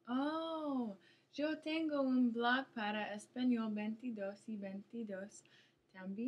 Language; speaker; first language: Spanish; non-native, learner; English